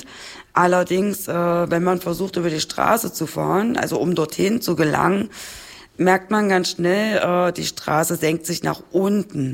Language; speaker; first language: German; native; German